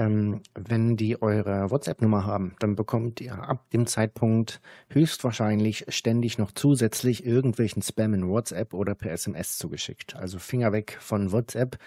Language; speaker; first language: German; native; German